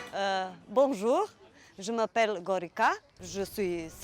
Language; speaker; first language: French; non-native, learner; Serbian